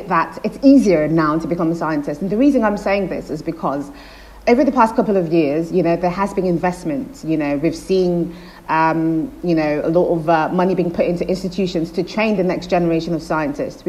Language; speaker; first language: English; non-native, local second language; Igbo